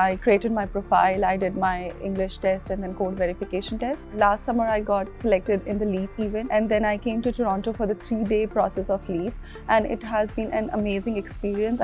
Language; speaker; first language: English; non-native, local second language; Hindi